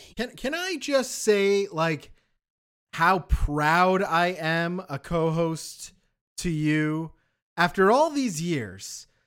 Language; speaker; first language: English; native; English